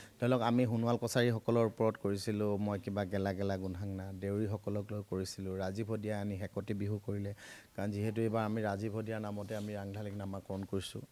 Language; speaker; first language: Assamese; native; Assamese